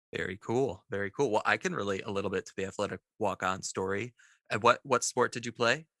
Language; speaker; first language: English; native; English